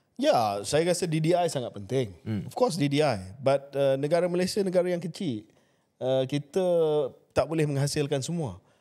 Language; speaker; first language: Malay; native; Malay